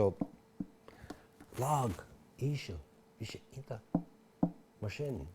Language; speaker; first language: Irish; non-native, local second language; English